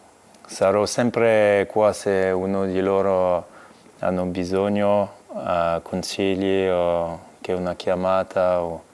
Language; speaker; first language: Italian; non-native, fluent; French